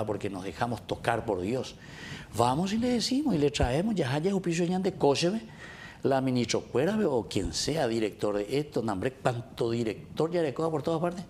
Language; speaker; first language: Spanish; native; Spanish